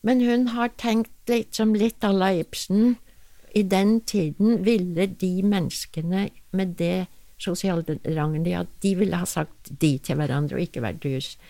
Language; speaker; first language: Norwegian; non-native, fluent; English